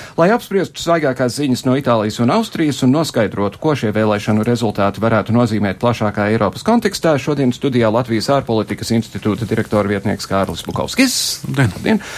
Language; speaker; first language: Latvian; early bilingual, heritage; Latvian